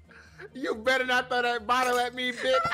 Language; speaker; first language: English; native; English